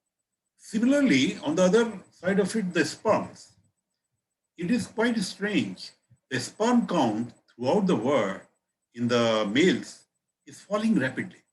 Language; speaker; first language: English; non-native, local second language; Hindi